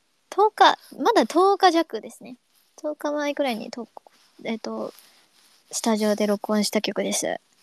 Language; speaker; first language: Japanese; early bilingual, other home language; English